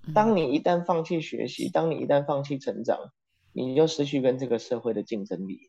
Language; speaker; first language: Chinese; non-native, local second language; Min Nan Chinese